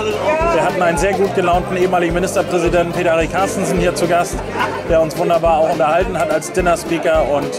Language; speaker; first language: German; native; German